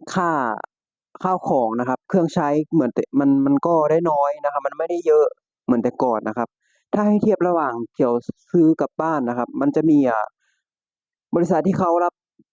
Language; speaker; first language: Thai; native; Thai